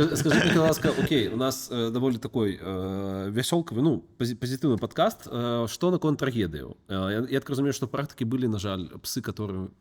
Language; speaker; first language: Russian; native; Russian